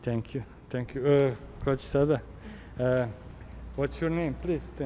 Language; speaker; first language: English; non-native, learner; Serbian